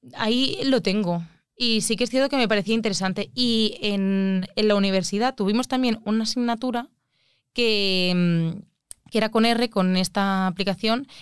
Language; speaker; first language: Spanish; native; Spanish